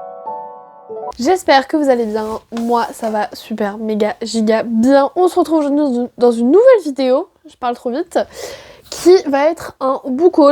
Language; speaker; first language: French; native; French